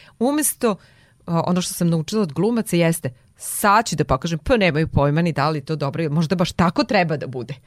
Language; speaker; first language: Serbian; non-native, local second language; Hungarian